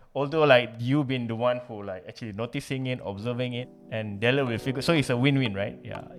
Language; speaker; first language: English; non-native, local second language; Malay